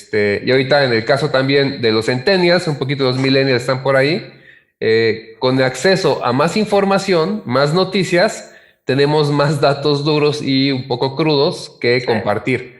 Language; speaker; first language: Spanish; native; Spanish